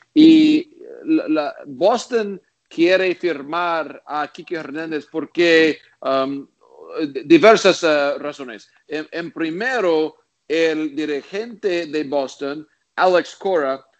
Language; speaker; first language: Spanish; non-native, learner; English